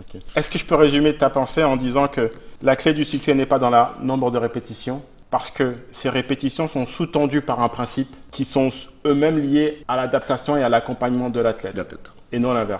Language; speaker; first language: French; native; French